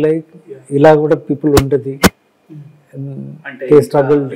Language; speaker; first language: Telugu; non-native, learner; Malayalam